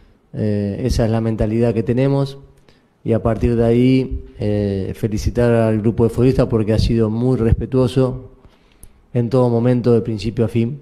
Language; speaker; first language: Spanish; native; Spanish